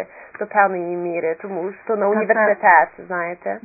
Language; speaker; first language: Ukrainian; early bilingual, heritage; Ukrainian